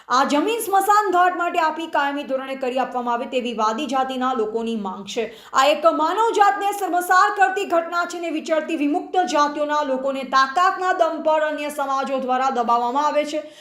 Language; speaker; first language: Gujarati; native; Gujarati